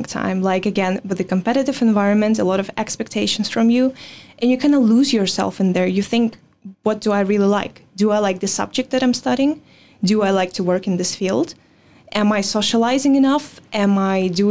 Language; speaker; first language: English; non-native, fluent; Russian